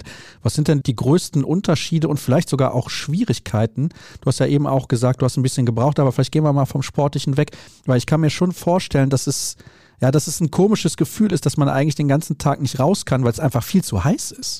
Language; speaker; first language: German; native; German